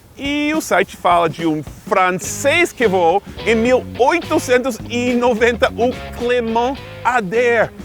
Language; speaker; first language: Portuguese; non-native, fluent; English